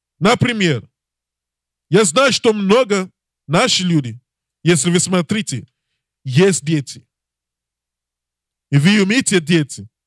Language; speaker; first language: Russian; non-native, learner; English